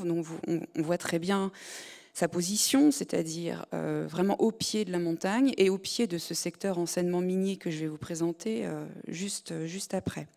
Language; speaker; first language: French; native; French